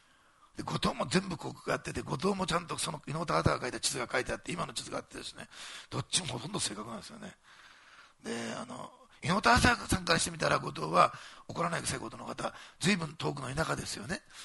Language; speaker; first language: Japanese; native; Japanese